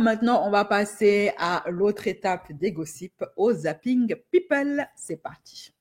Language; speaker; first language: French; native; French